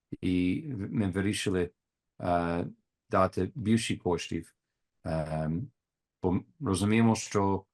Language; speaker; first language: Ukrainian; non-native, learner; English